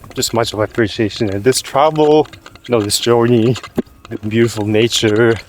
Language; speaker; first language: English; non-native, fluent; Mongolian